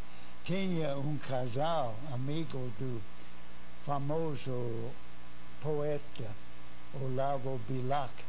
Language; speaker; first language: Portuguese; non-native, fluent; English